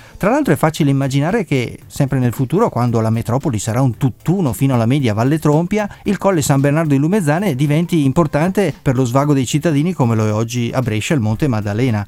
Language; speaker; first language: Italian; native; Italian